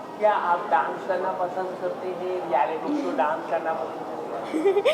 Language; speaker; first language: Hindi; native; Hindi